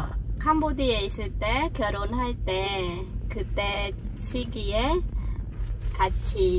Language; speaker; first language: Korean; non-native, learner; Khmer